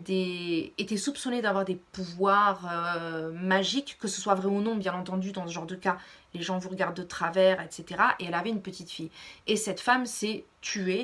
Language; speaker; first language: French; native; French